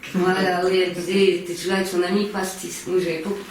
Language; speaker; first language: French; native; French